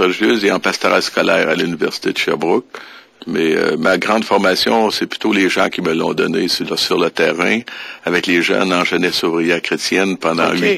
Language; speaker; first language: French; native; French